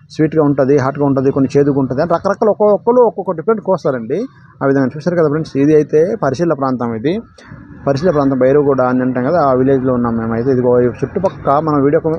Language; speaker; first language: Telugu; non-native, local second language; Odia